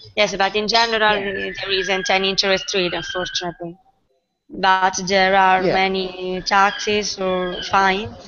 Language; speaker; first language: English; non-native, learner; Italian